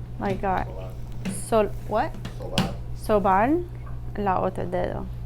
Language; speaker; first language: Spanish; non-native, learner; English